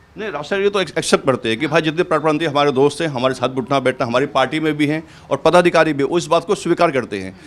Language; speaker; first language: Hindi; native; Hindi